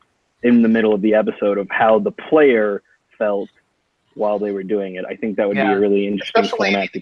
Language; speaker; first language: English; native; English